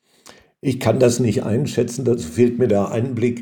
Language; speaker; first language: German; native; German